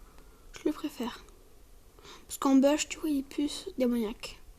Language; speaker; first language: French; native; French